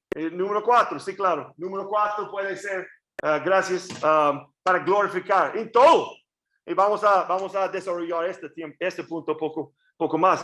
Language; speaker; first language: Spanish; non-native, learner; English